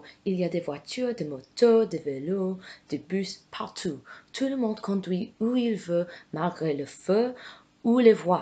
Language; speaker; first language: French; non-native, fluent; English